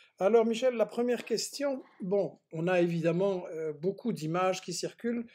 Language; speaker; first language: French; native; French